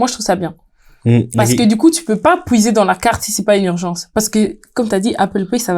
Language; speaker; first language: French; native; French